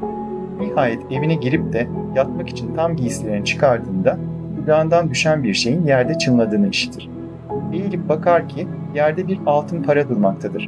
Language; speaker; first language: Turkish; native; Turkish